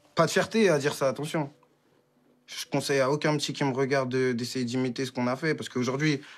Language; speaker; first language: French; native; French